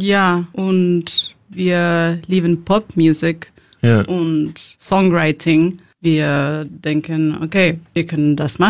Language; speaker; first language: German; non-native, learner; Spanish